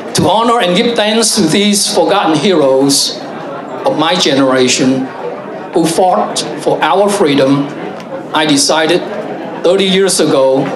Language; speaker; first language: English; non-native, fluent; Vietnamese